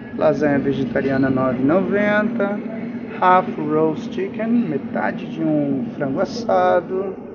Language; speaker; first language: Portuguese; native; Portuguese